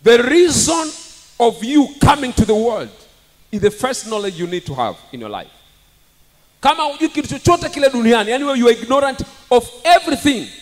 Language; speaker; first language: English; non-native, local second language; Swahili